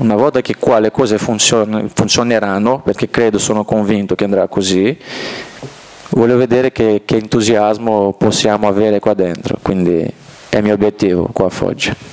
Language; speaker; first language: Italian; non-native, fluent; Portuguese